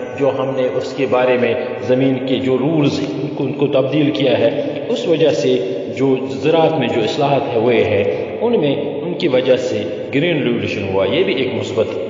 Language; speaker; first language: Urdu; non-native, local second language; Kashmiri